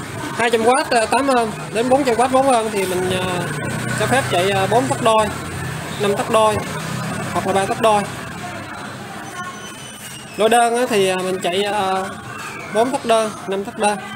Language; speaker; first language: Vietnamese; native; Vietnamese